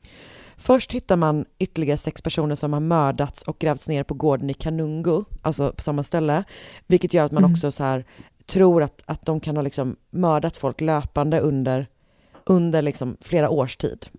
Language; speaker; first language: Swedish; native; Swedish